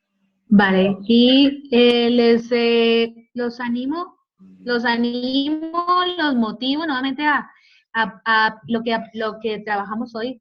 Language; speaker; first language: Spanish; native; Spanish